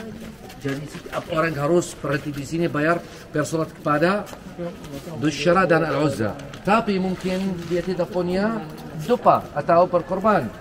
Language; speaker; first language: Indonesian; non-native, learner; Arabic